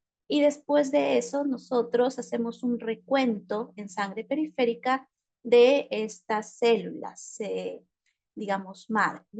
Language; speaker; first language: Spanish; native; Spanish